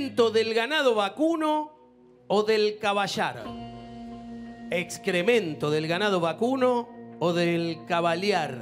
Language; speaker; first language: Spanish; native; Spanish